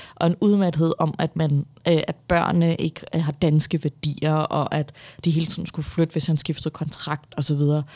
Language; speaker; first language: Danish; early bilingual, other home language; Persian